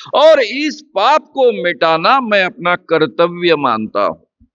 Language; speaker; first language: Hindi; non-native, local second language; Marathi